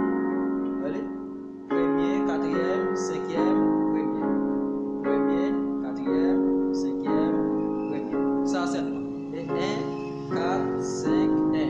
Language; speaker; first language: French; non-native, local second language; Haitian Creole